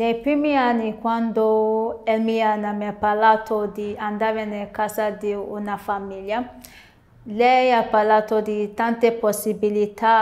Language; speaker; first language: Italian; non-native, learner; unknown